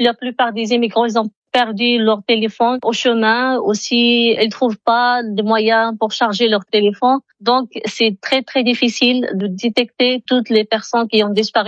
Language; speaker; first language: French; non-native, local second language; Arabic